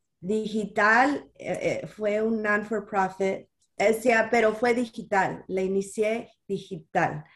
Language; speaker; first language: Spanish; early bilingual, heritage; Spanish